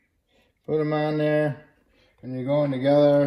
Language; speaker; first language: English; native; English